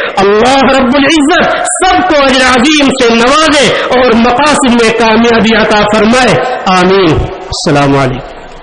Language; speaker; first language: Urdu; native; Urdu